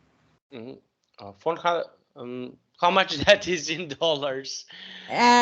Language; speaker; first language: English; non-native, fluent; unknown